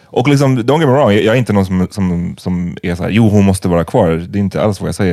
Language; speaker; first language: Swedish; native; Swedish